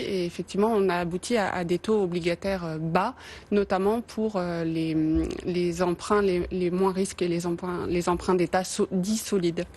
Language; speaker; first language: French; native; French